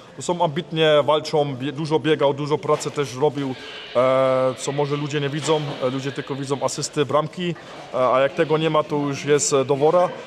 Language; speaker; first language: Polish; early bilingual, heritage; Polish